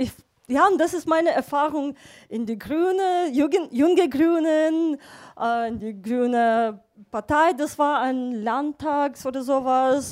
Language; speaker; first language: German; non-native, fluent; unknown